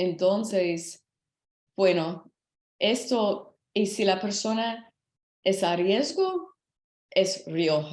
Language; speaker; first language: Spanish; non-native, learner; English